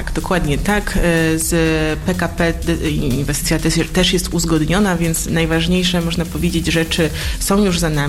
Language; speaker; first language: Polish; native; Polish